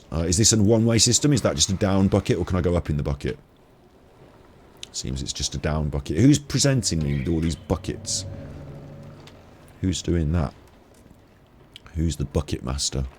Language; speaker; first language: English; native; English